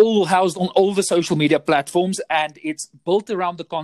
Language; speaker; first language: English; non-native, local second language; Afrikaans